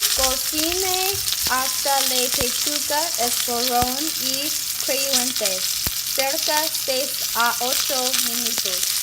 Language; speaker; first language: Spanish; non-native, learner; English